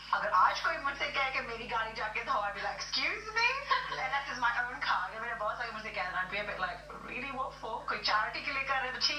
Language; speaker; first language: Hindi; early bilingual, heritage; Hindi